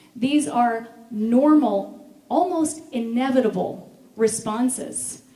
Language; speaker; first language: English; native; English